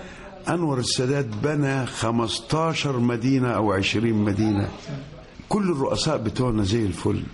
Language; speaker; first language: Arabic; native; Arabic